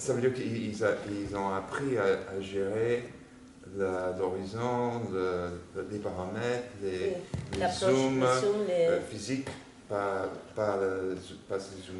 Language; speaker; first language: French; non-native, fluent; English